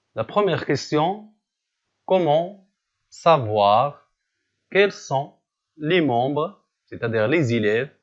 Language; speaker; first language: French; non-native, local second language; Arabic